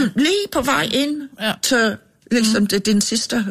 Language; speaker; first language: Danish; non-native, fluent; English